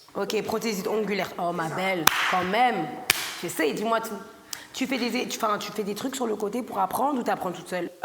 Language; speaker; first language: French; early bilingual, other home language; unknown